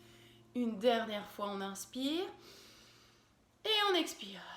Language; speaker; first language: French; native; French